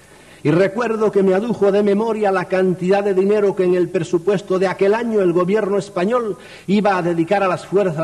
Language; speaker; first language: Spanish; native; Spanish